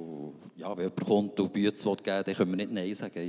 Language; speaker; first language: German; native; German